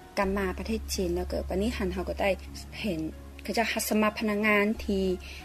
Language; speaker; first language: Lao; non-native, fluent; Chinese